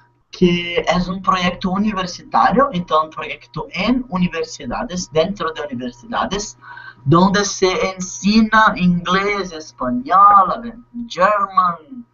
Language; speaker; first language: Spanish; non-native, learner; Portuguese